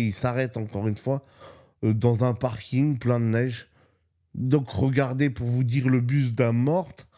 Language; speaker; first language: French; native; French